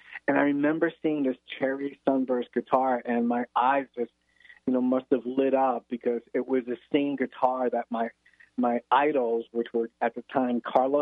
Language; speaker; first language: English; native; English